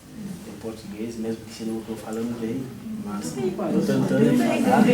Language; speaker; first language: Portuguese; non-native, fluent; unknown